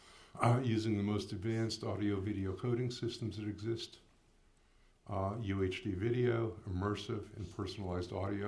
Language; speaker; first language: English; native; English